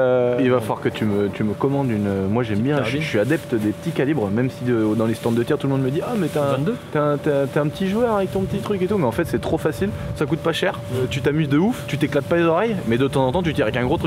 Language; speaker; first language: French; native; French